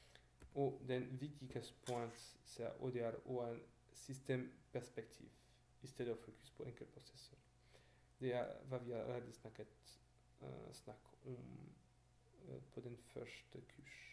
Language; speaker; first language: Swedish; non-native, learner; French